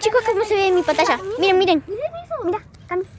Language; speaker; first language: Spanish; native; Spanish